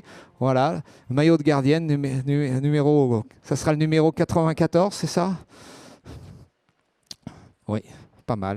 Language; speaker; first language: French; native; French